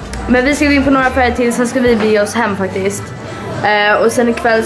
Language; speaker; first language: Swedish; native; Swedish